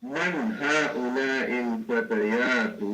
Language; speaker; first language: Arabic; non-native, learner; English